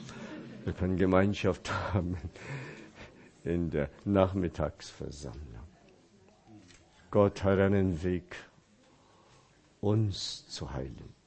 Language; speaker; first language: German; non-native, fluent; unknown